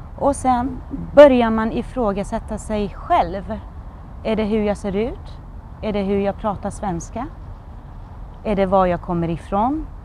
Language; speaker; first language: Swedish; non-native, fluent; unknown